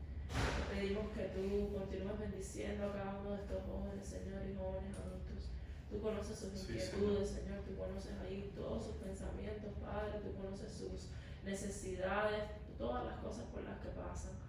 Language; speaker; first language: Spanish; native; Spanish